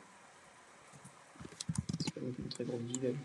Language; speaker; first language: French; native; French